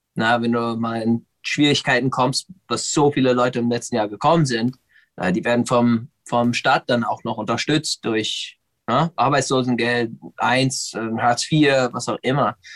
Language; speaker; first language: German; non-native, fluent; English